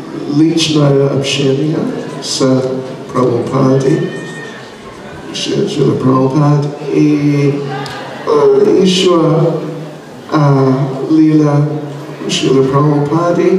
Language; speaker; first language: Russian; non-native, learner; English